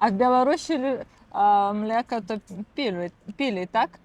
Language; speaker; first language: Polish; non-native, learner; Russian